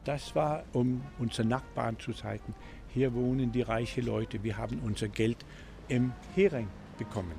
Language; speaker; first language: German; non-native, fluent; Danish